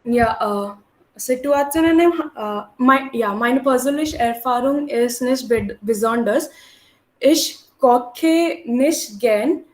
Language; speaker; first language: German; non-native, learner; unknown